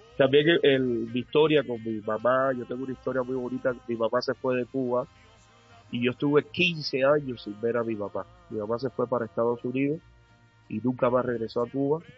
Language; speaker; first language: Spanish; native; Spanish